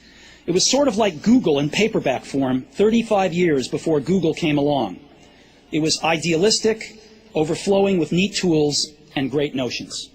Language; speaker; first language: English; native; English